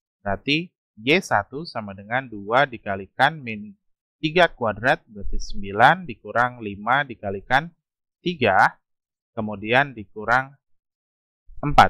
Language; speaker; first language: Indonesian; native; Indonesian